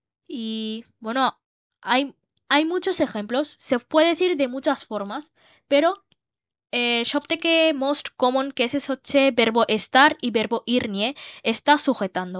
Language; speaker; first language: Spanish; non-native, fluent; Bangla